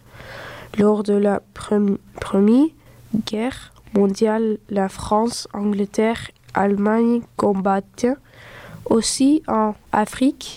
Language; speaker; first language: French; early bilingual, other home language; Dutch